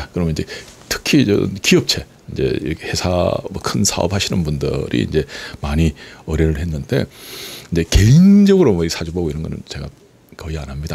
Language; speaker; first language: Korean; native; Korean